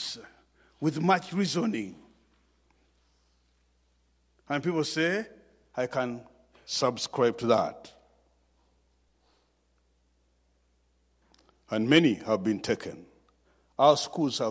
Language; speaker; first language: English; non-native, local second language; Ganda